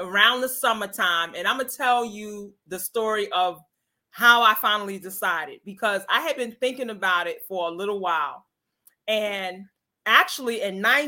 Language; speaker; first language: English; native; English